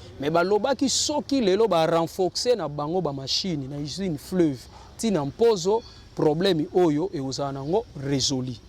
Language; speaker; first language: Lingala; non-native, local second language; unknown